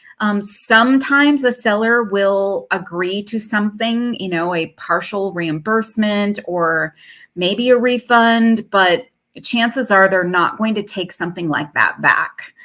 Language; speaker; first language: English; native; English